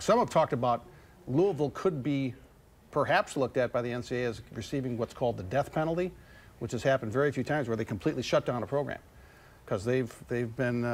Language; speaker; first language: English; native; English